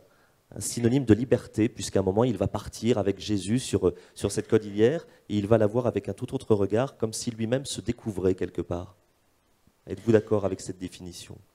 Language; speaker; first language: French; native; French